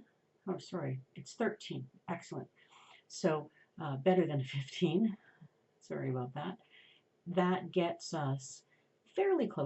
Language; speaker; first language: English; native; English